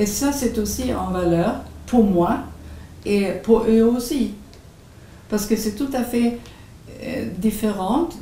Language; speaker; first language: French; non-native, fluent; Swedish